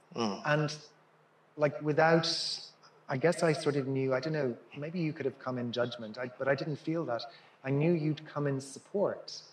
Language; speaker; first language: English; native; English